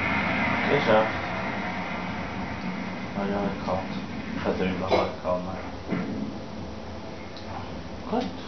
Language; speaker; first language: German; native; German